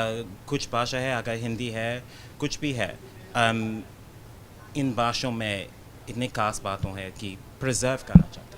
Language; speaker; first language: Hindi; non-native, fluent; English